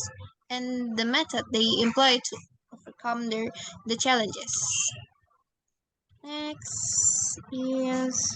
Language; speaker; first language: English; non-native, learner; Indonesian